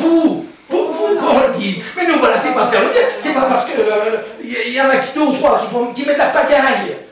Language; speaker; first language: French; native; French